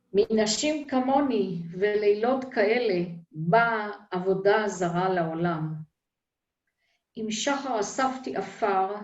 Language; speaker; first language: Hebrew; native; Hebrew